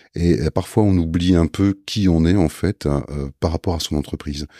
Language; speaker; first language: French; native; French